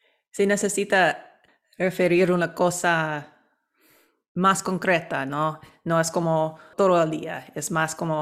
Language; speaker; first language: Spanish; non-native, fluent; English